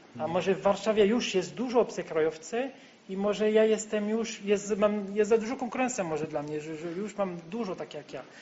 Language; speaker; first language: Polish; non-native, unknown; French